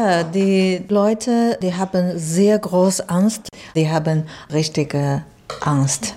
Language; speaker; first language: German; non-native, learner; Chinese